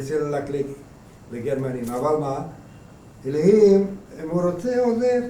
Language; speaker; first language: Hebrew; non-native, fluent; Hungarian